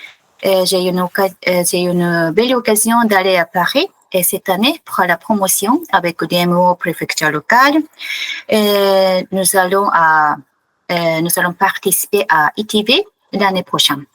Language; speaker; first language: French; non-native, fluent; Japanese